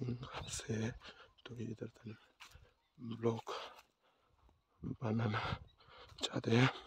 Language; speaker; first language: Hindi; non-native, local second language; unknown